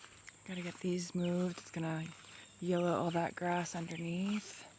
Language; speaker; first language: English; native; English